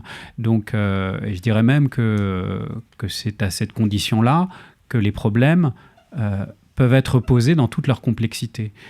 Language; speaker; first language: French; native; French